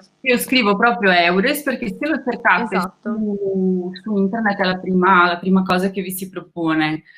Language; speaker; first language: Italian; non-native, fluent; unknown